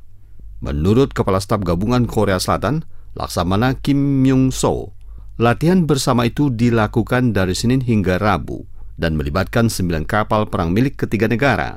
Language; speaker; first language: Indonesian; native; Indonesian